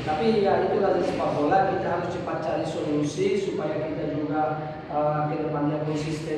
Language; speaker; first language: Indonesian; non-native, fluent; Portuguese